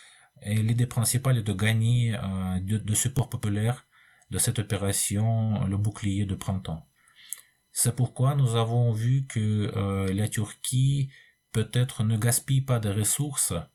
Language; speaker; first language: French; non-native, fluent; Russian